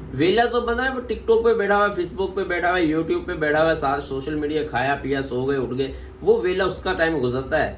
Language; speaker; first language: Urdu; non-native, local second language; Punjabi